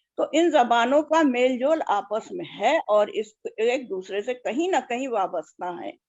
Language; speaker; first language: Urdu; native; Urdu